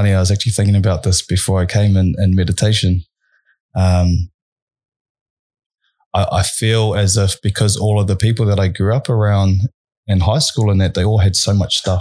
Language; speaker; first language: English; native; English